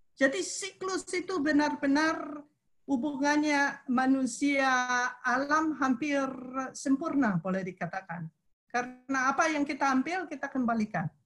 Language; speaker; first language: Indonesian; non-native, fluent; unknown